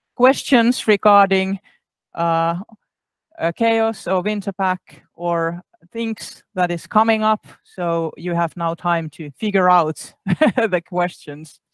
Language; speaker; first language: English; non-native, fluent; Finnish